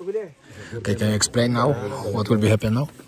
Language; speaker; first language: English; non-native, learner; Polish